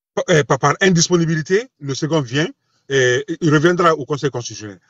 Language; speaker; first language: French; non-native, local second language; Bambara